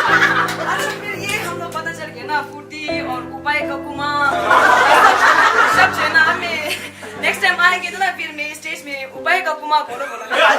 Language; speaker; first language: Hindi; non-native, local second language; Tibetan